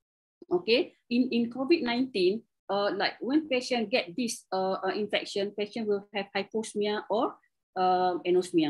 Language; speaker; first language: English; non-native, local second language; Malay